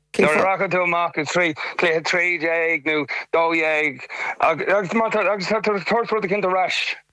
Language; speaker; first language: Irish; non-native, local second language; English